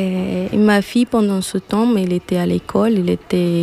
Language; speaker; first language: French; non-native, fluent; Spanish